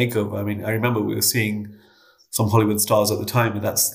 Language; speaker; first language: English; native; English